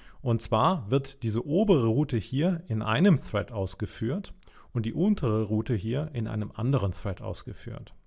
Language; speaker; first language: German; native; German